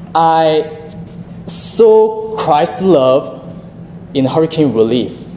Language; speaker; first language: English; non-native, fluent; Korean